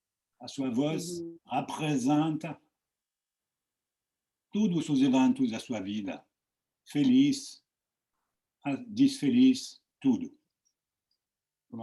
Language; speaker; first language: Portuguese; non-native, fluent; French